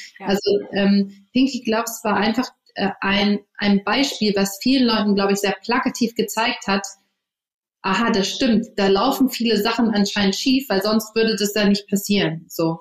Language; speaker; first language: German; early bilingual, other home language; English